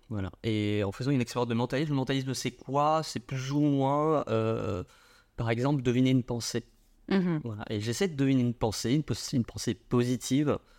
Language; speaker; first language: French; early bilingual, other home language; Vietnamese